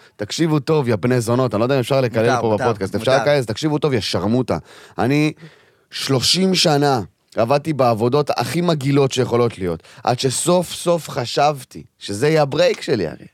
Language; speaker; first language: Hebrew; early bilingual, other home language; Arabic